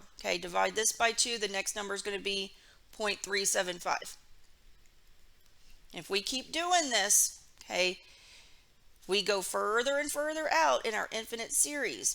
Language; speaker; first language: English; native; English